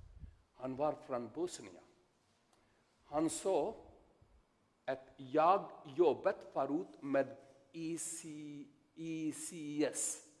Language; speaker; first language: Swedish; non-native, learner; Urdu